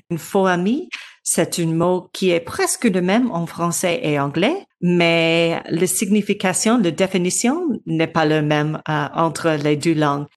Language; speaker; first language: French; non-native, learner; English